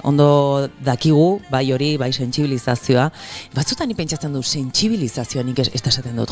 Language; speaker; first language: Basque; native; Basque